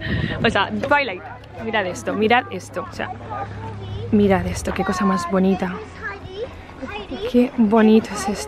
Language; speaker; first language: Spanish; native; Spanish